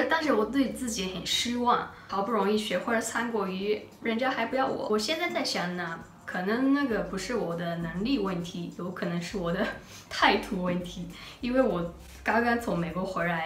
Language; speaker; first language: Chinese; non-native, fluent; Japanese